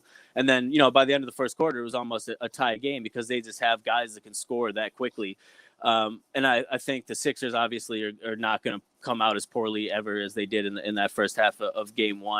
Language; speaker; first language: English; native; English